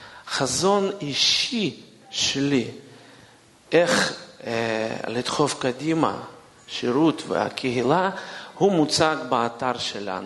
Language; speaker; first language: Hebrew; non-native, fluent; Russian